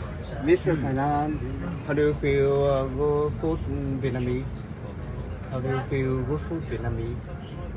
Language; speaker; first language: English; non-native, learner; Vietnamese